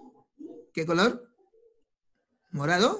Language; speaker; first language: Spanish; native; Spanish